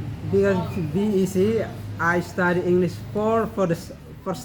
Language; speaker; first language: English; non-native, learner; Indonesian